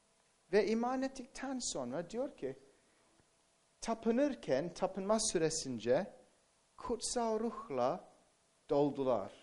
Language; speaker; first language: Turkish; non-native, fluent; English